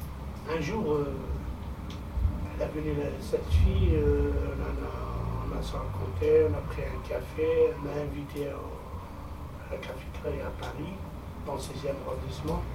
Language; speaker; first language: French; non-native, fluent; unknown